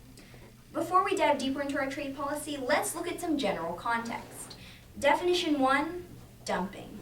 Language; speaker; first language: English; native; English